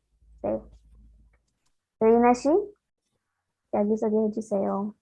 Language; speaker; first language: Korean; non-native, learner; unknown